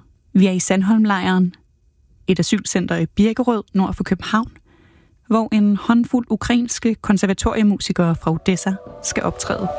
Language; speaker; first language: Danish; native; Danish